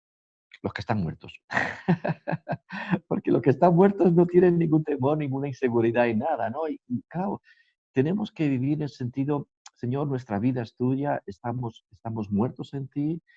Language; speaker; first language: Spanish; native; Spanish